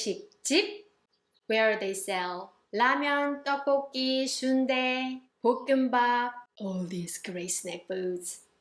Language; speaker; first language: English; non-native, fluent; Korean